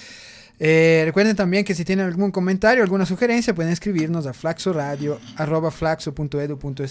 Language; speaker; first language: Spanish; native; Spanish